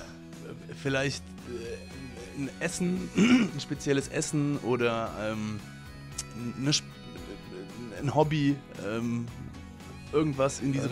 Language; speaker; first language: German; native; German